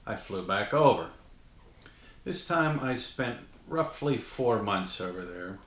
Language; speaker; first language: English; native; English